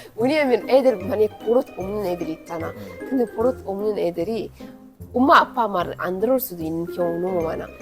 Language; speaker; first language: Korean; non-native, fluent; Arabic